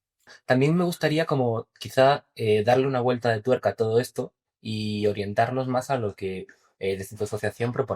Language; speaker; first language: Spanish; native; Spanish